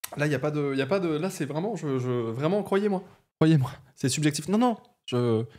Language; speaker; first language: French; native; French